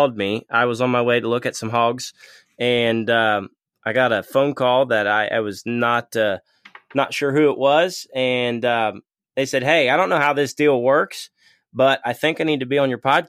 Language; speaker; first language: English; native; English